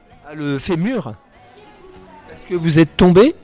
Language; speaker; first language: French; native; French